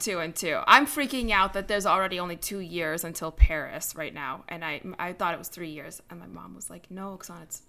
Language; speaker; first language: English; early bilingual, other home language; Ukrainian